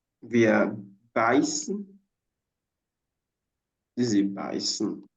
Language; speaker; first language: German; non-native, fluent; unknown